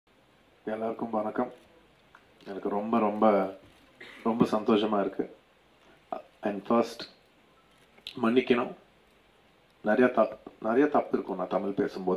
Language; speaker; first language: Tamil; non-native, local second language; Telugu